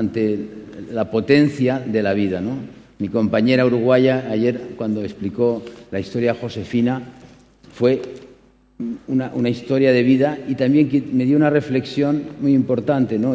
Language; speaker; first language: Spanish; native; Spanish